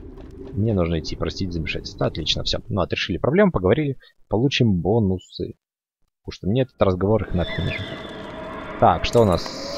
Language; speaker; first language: Russian; native; Russian